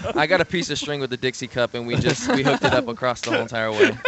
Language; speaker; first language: English; native; English